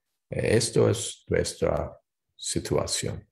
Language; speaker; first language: Spanish; non-native, fluent; English